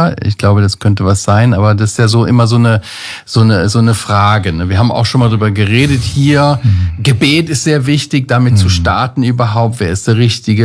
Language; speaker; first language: German; native; German